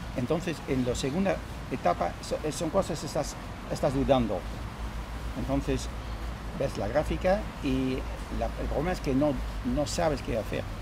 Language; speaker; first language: Spanish; non-native, fluent; Dutch